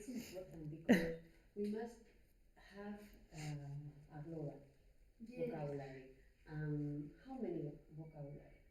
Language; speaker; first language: English; non-native, learner; Spanish